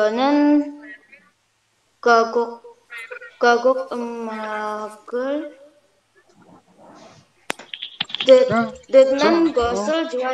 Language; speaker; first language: Korean; non-native, learner; Indonesian